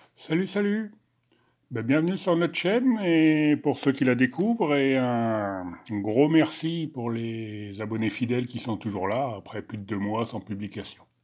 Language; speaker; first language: French; native; French